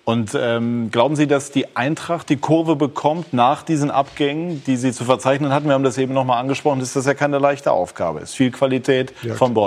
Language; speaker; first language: German; native; German